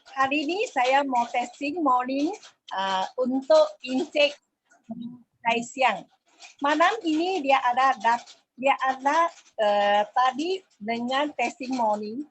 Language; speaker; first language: Indonesian; non-native, local second language; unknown